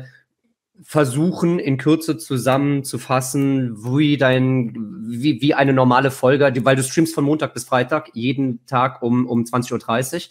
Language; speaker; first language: German; native; German